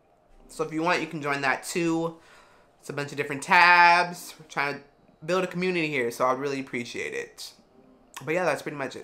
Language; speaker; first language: English; native; English